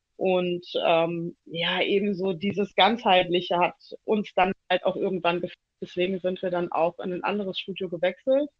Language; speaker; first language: German; early bilingual, other home language; Italian